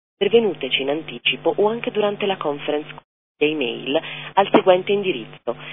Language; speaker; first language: Italian; native; Italian